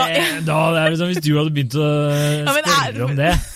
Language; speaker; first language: Norwegian; native; Norwegian